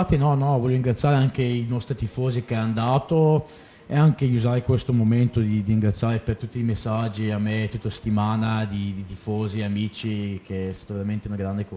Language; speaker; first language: Italian; non-native, fluent; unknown